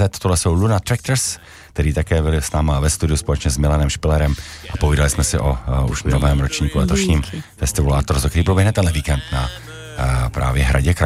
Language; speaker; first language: Czech; native; Czech